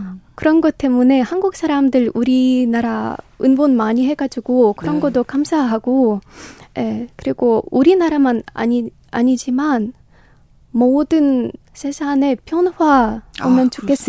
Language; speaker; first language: Korean; non-native, learner; Ukrainian